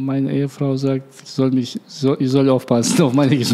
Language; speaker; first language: German; non-native, learner; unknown